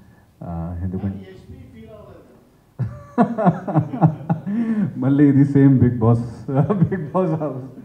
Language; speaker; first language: Telugu; non-native, fluent; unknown